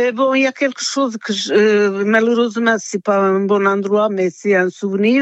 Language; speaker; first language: French; non-native, fluent; Portuguese